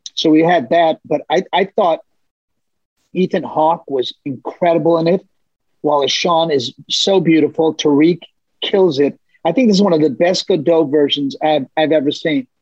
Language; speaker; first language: English; early bilingual, other home language; Spanish